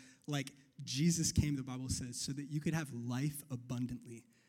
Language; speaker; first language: English; native; English